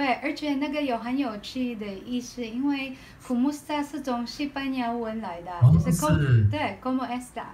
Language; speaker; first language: Chinese; non-native, learner; Filipino